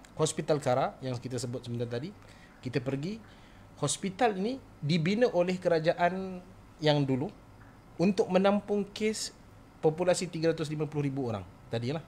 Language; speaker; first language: Malay; native; Malay